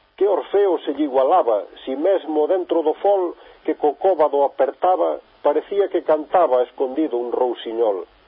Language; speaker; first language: Galician; native; Galician